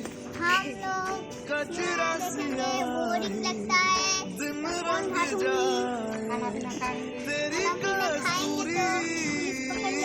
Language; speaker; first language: Hindi; non-native, local second language; Bangla